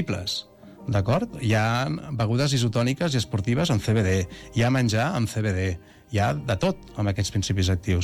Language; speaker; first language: Catalan; native; Catalan